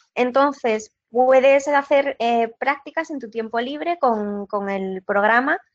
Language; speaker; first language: Spanish; native; Spanish